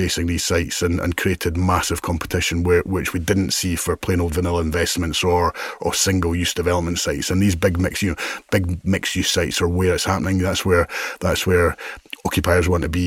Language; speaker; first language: English; native; English